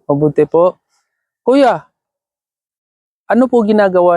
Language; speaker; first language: Filipino; non-native, learner; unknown